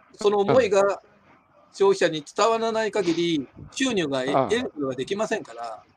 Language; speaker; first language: Japanese; native; Japanese